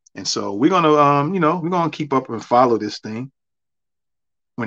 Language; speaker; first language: English; native; English